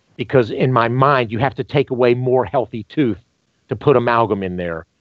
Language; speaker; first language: English; native; English